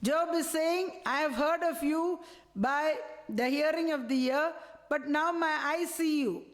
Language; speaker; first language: English; non-native, local second language; Tamil